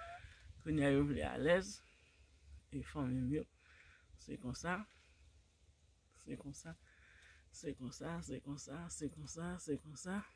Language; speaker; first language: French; non-native, learner; Haitian Creole